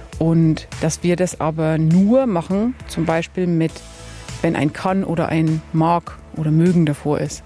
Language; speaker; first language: German; native; German